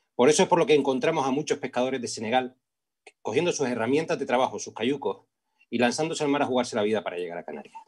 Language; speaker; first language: Spanish; native; Spanish